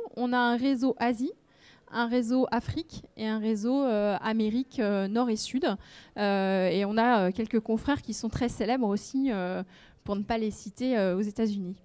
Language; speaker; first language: French; native; French